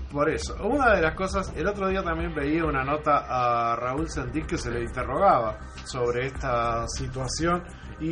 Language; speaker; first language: Spanish; native; Spanish